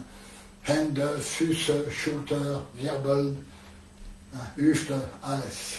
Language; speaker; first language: German; non-native, learner; French